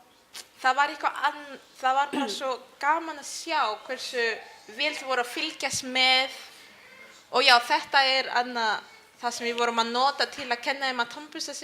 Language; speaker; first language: Icelandic; early bilingual, other home language; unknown